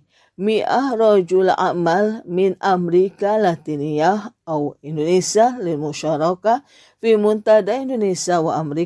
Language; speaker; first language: Arabic; non-native, fluent; Indonesian